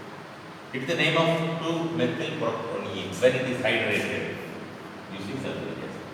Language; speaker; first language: English; non-native, local second language; Tamil